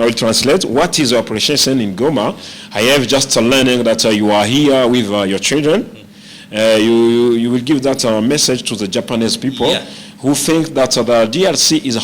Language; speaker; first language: English; non-native, learner; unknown